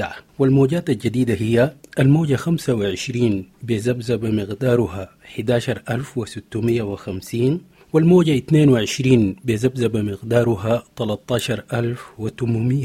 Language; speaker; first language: Arabic; native; Arabic